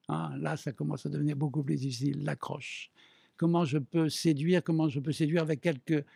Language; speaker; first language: French; native; French